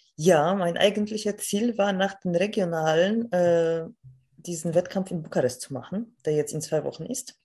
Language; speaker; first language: German; non-native, fluent; Polish